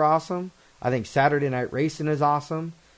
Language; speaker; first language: English; native; English